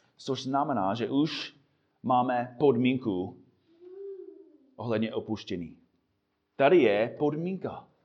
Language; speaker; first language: Czech; non-native, fluent; English